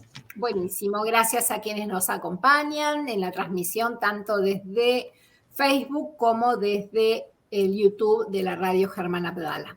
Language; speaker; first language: Spanish; native; Spanish